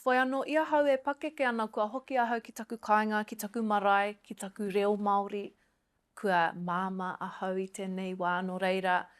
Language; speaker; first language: Māori; non-native, local second language; English